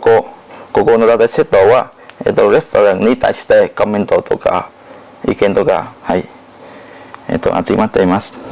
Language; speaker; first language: Japanese; non-native, learner; Thai